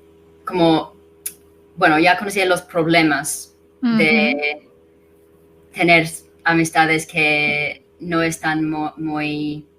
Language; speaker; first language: Spanish; non-native, fluent; English